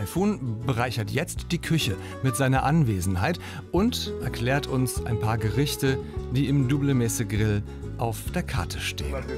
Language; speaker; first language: German; native; German